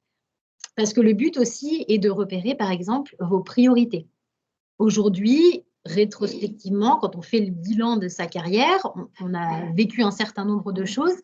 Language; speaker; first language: French; native; French